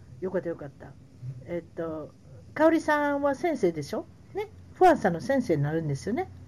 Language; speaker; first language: Japanese; native; Japanese